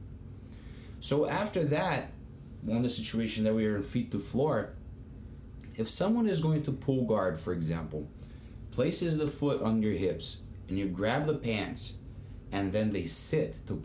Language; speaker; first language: English; non-native, fluent; Portuguese